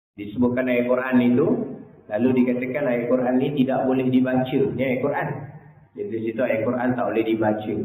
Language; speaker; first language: Malay; native; Malay